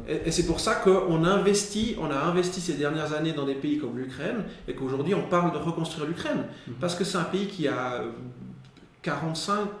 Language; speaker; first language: French; early bilingual, other home language; Spanish